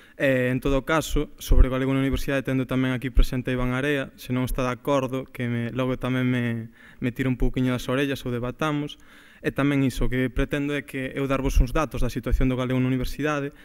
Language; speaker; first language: Galician; native; Galician